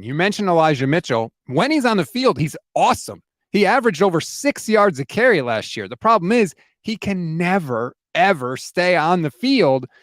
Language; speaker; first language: English; native; English